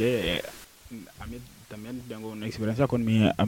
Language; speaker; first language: Spanish; non-native, learner; Wolof